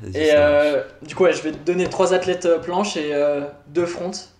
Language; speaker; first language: French; native; French